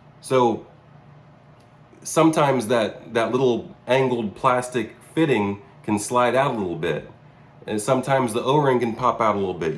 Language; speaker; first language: English; native; English